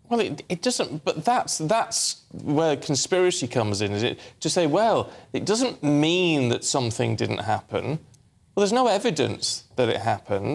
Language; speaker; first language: English; native; English